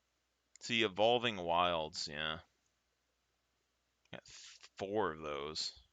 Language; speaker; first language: English; native; English